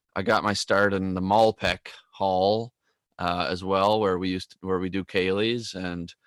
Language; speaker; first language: English; native; English